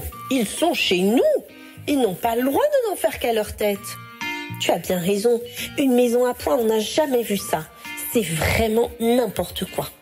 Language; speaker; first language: French; native; French